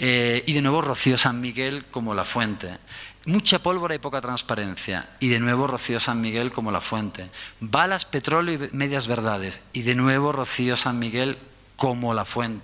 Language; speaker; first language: Spanish; native; Spanish